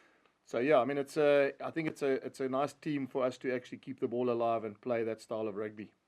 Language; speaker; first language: English; native; English